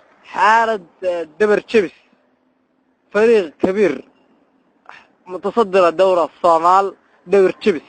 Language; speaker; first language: Arabic; non-native, learner; Somali